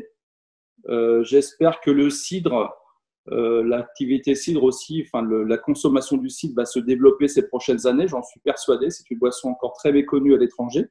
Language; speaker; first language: French; native; French